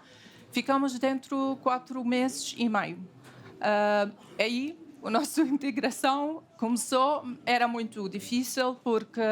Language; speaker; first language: Portuguese; non-native, fluent; Arabic